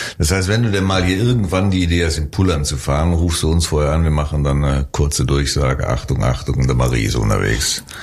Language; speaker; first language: German; native; German